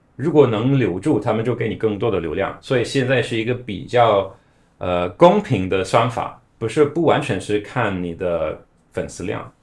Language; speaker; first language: Chinese; non-native, fluent; English